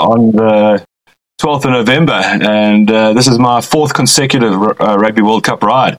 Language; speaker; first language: English; native; English